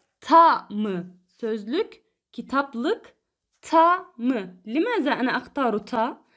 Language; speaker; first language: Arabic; non-native, fluent; Turkish